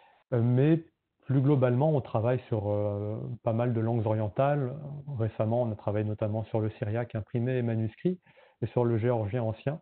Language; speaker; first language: French; native; French